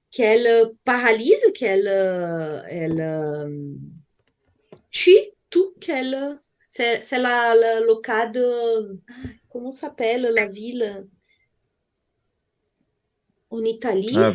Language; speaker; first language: French; non-native, fluent; Portuguese